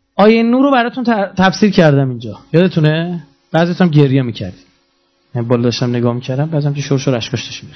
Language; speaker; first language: Persian; native; Persian